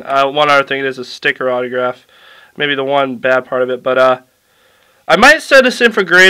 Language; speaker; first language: English; native; English